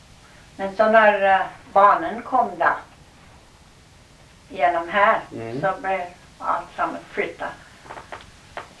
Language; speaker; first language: Norwegian; early bilingual, heritage; Norwegian